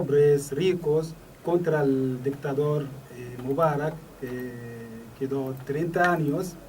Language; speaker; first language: Spanish; non-native, learner; Arabic